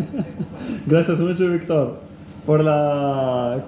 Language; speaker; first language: Spanish; non-native, learner; Arabic